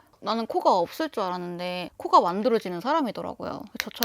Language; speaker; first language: Korean; native; Korean